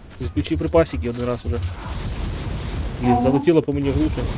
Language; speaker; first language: Ukrainian; native; Ukrainian